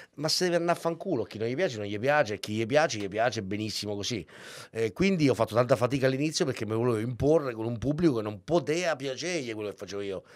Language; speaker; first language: Italian; native; Italian